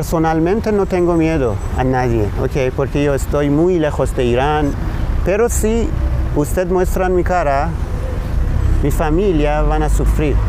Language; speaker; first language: Spanish; non-native, learner; Persian